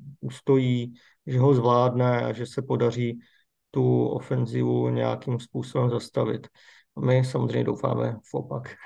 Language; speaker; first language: Czech; native; Czech